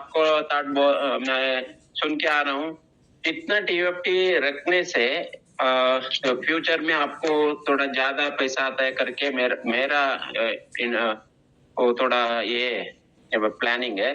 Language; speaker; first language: Hindi; non-native, local second language; Kannada